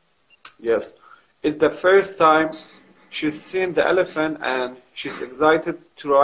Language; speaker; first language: English; non-native, learner; Kurdish